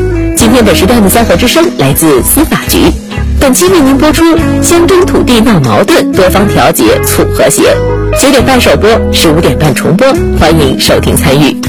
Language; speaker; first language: Chinese; native; Chinese